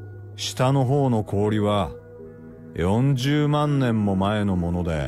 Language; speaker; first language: Japanese; native; Japanese